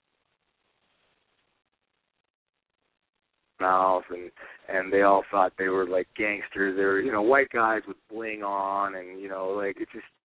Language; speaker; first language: English; native; English